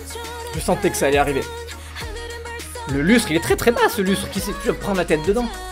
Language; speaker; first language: French; native; French